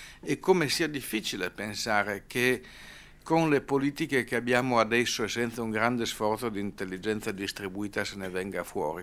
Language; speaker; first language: Italian; native; Italian